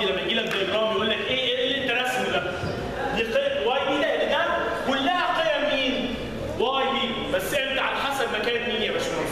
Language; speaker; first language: Arabic; native; Arabic